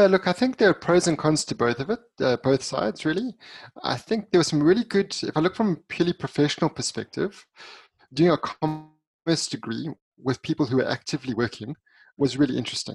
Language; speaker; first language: English; native; English